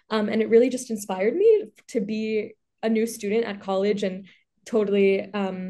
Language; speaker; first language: English; native; English